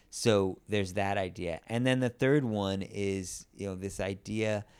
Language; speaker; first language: English; native; English